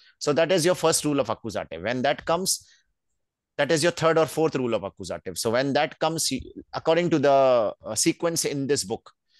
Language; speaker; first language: English; non-native, local second language; Hindi